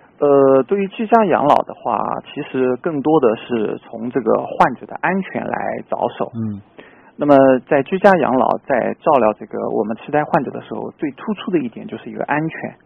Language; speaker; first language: Chinese; native; Chinese